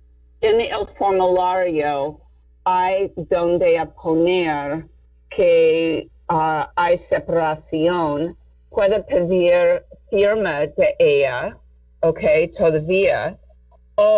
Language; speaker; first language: Spanish; non-native, fluent; English